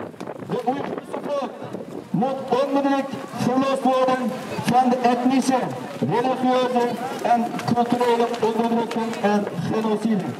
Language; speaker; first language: Dutch; non-native, fluent; Uyghur